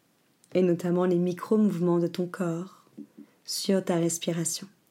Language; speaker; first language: French; native; French